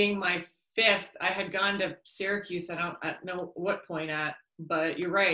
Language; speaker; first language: English; native; English